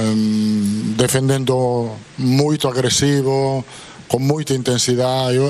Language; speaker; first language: Portuguese; non-native, fluent; Italian